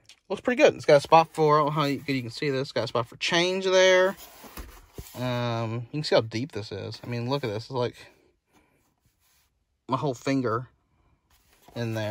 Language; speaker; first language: English; native; English